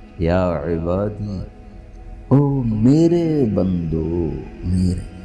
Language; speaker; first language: Urdu; non-native, local second language; Punjabi